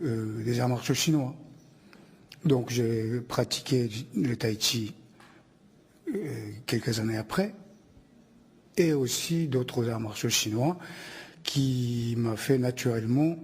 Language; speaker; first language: French; non-native, fluent; Japanese